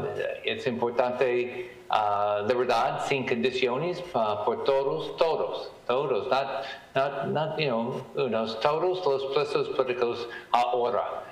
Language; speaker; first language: Spanish; non-native, learner; English